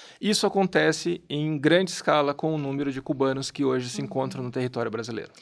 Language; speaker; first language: Portuguese; native; Portuguese